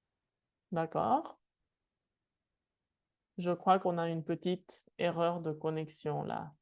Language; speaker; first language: French; non-native, fluent; Spanish